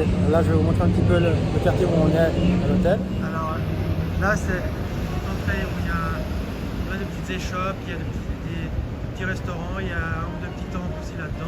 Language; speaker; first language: French; native; French